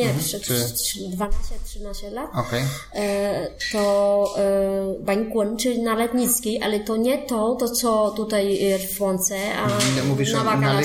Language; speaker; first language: Polish; non-native, fluent; Vietnamese